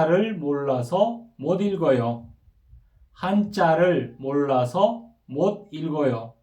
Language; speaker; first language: Korean; non-native, fluent; Kyrgyz